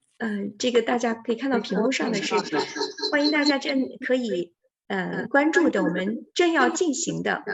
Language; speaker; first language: Chinese; native; Chinese